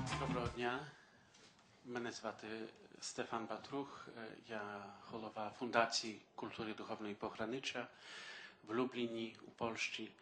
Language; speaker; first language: Polish; non-native, local second language; Ukrainian